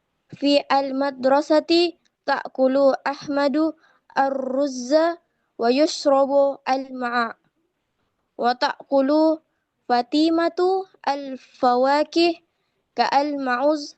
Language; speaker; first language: Arabic; non-native, learner; Indonesian